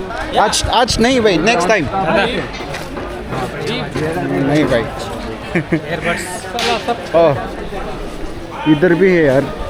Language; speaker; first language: Hindi; non-native, local second language; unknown